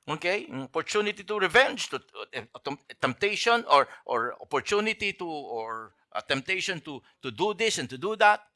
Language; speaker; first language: English; non-native, local second language; Filipino